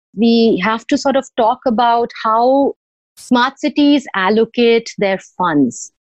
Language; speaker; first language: English; non-native, local second language; Odia